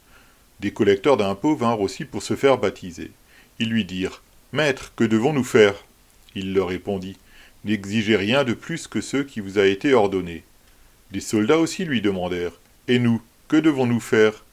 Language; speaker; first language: French; native; French